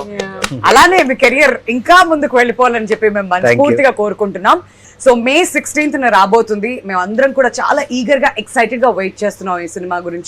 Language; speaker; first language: Telugu; native; Telugu